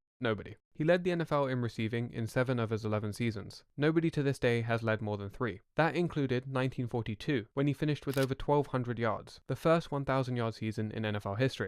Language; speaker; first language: English; native; English